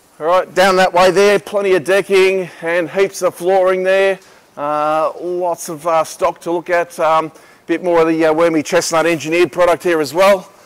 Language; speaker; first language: English; native; English